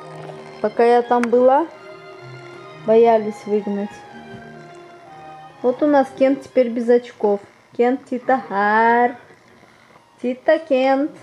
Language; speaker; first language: Russian; native; Russian